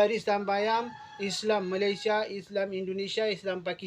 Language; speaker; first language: Indonesian; non-native, learner; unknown